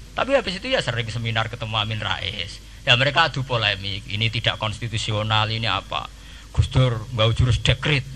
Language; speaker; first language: Indonesian; non-native, local second language; Javanese